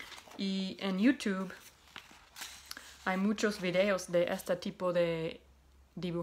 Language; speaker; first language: Spanish; non-native, fluent; English